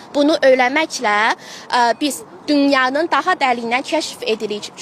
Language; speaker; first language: Azerbaijani; non-native, fluent; Chinese